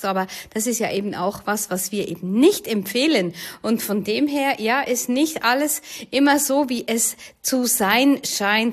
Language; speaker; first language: German; native; German